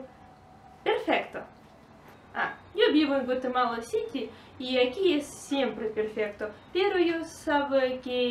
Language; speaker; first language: Spanish; non-native, learner; Russian